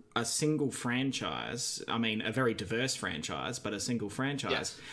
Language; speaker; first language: English; native; English